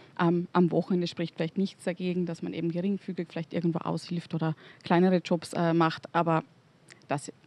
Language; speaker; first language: German; native; German